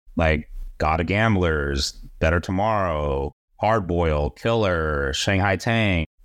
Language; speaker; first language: English; native; English